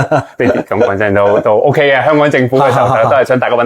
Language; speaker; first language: Cantonese; native; Cantonese